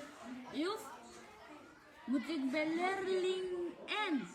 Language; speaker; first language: Dutch; non-native, learner; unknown